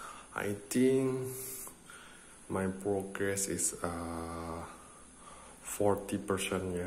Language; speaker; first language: English; non-native, learner; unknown